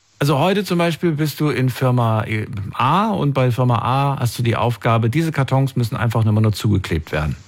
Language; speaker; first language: German; native; German